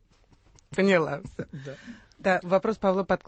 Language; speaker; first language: Russian; native; Russian